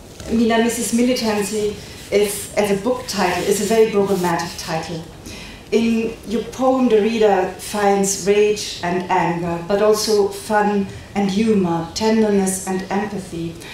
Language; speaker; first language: English; non-native, fluent; German